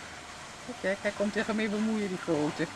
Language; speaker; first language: Dutch; native; Dutch